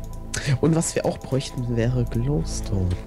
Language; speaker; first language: German; native; German